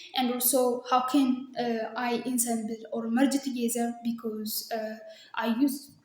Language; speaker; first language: English; non-native, local second language; Amharic